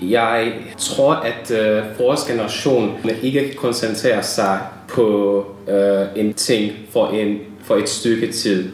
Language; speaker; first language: Danish; non-native, learner; Hungarian